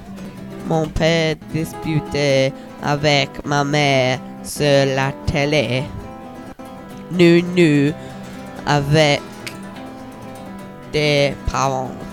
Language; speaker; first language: French; non-native, learner; English